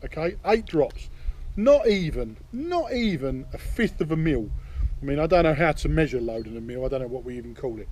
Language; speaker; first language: English; native; English